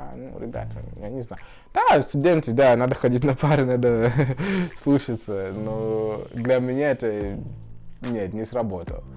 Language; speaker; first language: Russian; non-native, fluent; Tswana